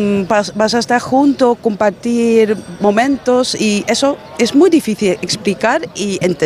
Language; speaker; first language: Spanish; non-native, fluent; Dutch